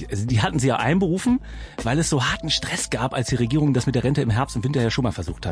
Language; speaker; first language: German; native; German